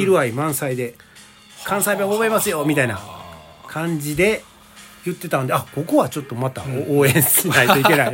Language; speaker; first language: Japanese; native; Japanese